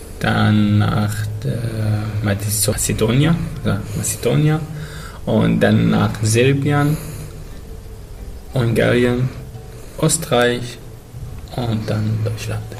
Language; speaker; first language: German; non-native, learner; Arabic